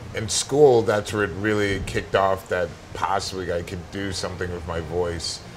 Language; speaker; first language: English; native; English